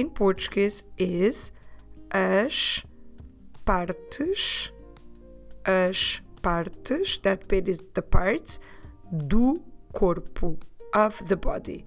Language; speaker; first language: English; non-native, fluent; Portuguese